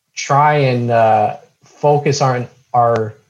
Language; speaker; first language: English; native; English